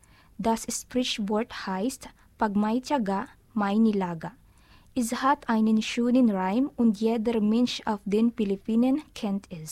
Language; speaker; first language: German; non-native, learner; Filipino